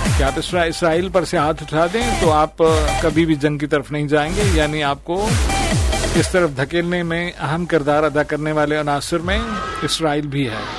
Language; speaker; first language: Urdu; native; Urdu